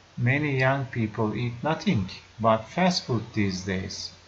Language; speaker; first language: English; non-native, fluent; Turkish